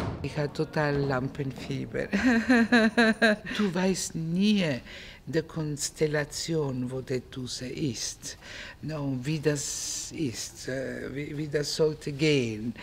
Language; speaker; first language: German; non-native, fluent; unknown